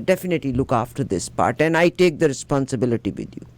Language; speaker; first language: English; non-native, local second language; Punjabi